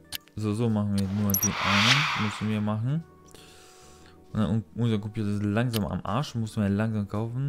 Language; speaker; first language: German; non-native, learner; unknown